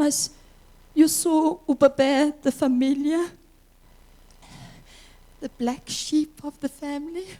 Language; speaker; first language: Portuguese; early bilingual, heritage; English